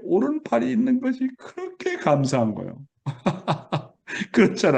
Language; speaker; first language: Korean; native; Korean